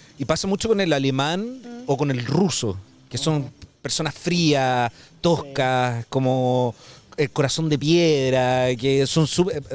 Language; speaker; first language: Spanish; native; Spanish